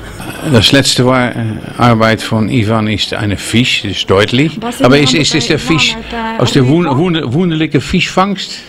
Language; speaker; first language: German; non-native, learner; Dutch